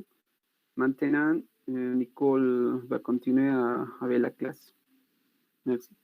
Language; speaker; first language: French; non-native, learner; Spanish